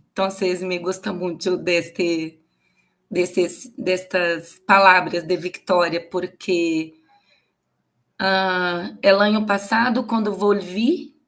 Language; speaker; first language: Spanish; non-native, learner; Portuguese